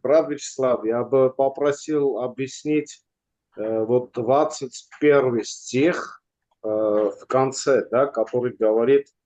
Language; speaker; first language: Russian; non-native, local second language; Armenian